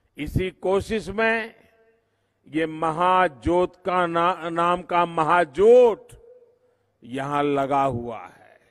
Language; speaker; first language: Hindi; non-native, local second language; Gujarati